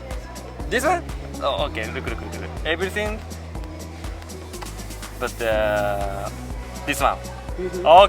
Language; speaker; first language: English; non-native, learner; Japanese